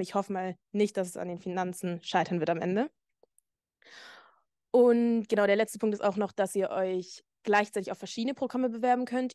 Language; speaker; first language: German; native; German